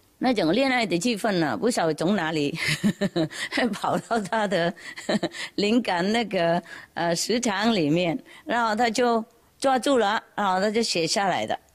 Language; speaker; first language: Chinese; non-native, fluent; Vietnamese